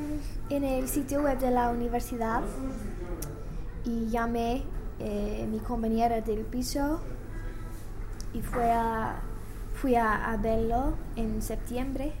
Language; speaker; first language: Spanish; non-native, learner; English